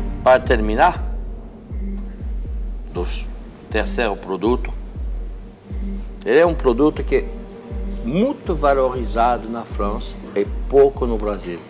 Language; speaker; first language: Portuguese; non-native, fluent; French